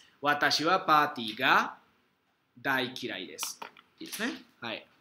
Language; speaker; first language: Japanese; non-native, fluent; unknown